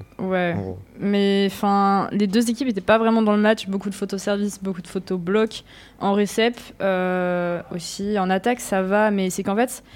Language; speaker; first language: French; native; French